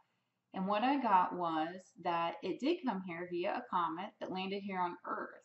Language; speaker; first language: English; native; English